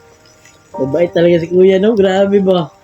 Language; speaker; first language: Filipino; non-native, local second language; Cebuano